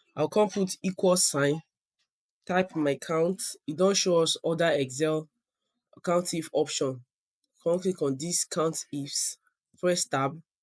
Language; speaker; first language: Nigerian Pidgin; non-native, local second language; Yoruba